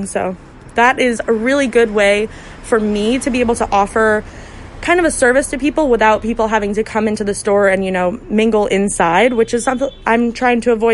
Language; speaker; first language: English; native; English